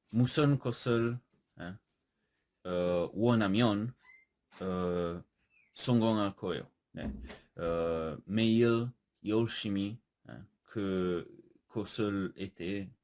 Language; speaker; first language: Korean; non-native, learner; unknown